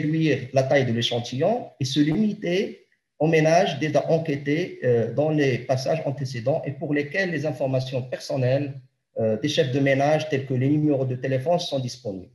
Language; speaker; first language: French; non-native, local second language; Arabic